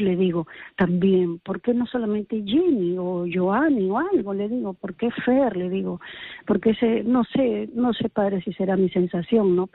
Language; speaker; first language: Spanish; native; Spanish